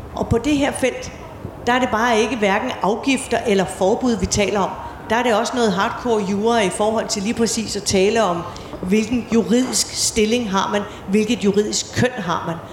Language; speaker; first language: Danish; native; Danish